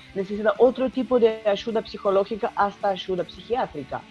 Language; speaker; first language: Spanish; non-native, learner; Russian